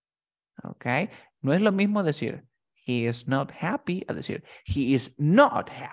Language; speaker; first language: English; non-native, fluent; Spanish